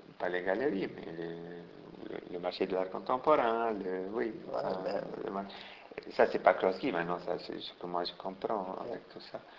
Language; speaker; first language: French; non-native, local second language; Arabic